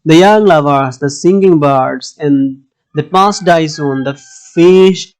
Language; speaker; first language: English; non-native, local second language; Bangla